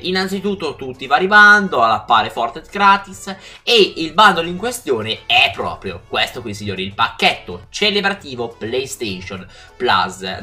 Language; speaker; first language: Italian; native; Italian